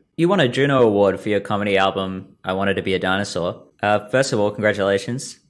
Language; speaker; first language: English; native; English